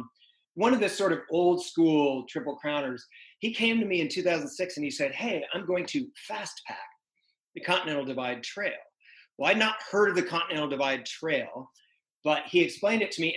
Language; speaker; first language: English; native; English